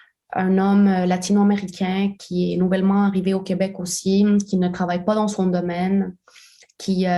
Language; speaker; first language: French; native; French